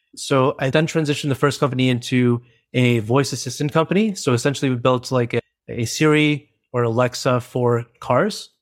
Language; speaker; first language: English; early bilingual, other home language; Hindi